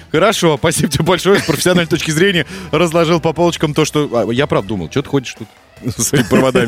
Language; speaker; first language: Russian; native; Russian